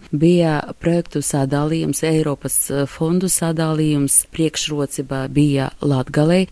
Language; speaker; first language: Latvian; non-native, local second language; Russian